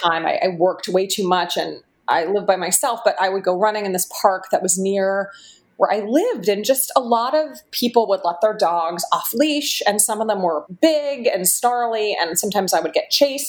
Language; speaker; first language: English; native; English